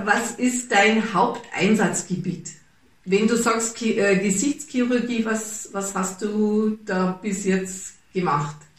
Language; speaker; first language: German; native; German